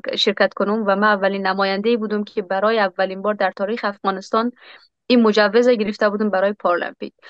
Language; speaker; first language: Persian; native; Persian